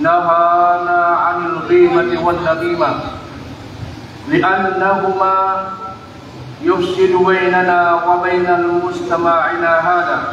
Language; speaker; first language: Arabic; non-native, fluent; Maranao